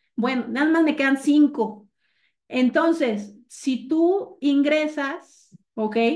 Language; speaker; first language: Spanish; native; Spanish